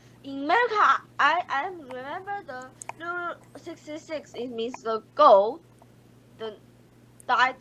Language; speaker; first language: English; non-native, learner; Chinese